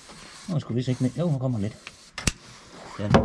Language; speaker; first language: Danish; native; Danish